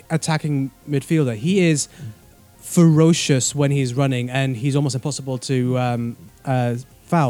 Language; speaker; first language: English; native; English